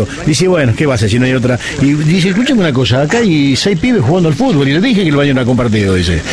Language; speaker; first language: Spanish; native; Spanish